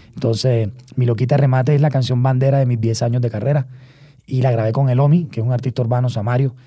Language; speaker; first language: Spanish; native; Spanish